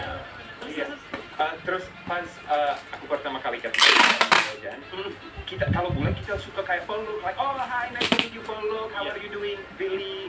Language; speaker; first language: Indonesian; non-native, learner; English